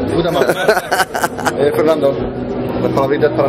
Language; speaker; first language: Spanish; native; Spanish